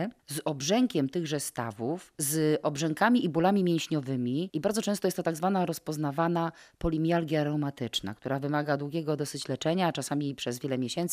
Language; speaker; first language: Polish; native; Polish